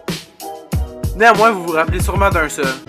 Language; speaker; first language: French; native; French